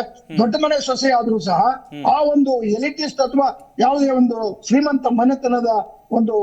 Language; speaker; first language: Kannada; native; Kannada